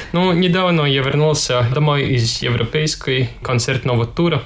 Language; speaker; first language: Russian; non-native, local second language; Latvian